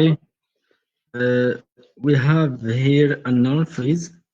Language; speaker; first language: English; non-native, learner; Arabic